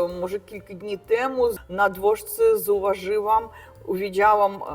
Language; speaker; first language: Polish; non-native, learner; Russian